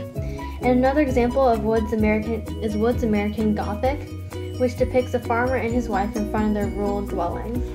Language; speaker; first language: English; native; English